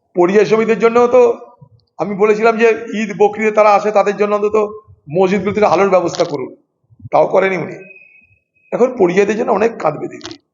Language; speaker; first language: Bangla; native; Bangla